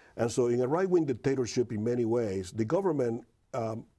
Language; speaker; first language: English; non-native, fluent; Spanish